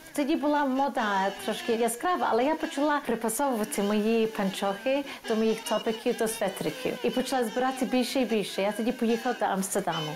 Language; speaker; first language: Ukrainian; early bilingual, heritage; Ukrainian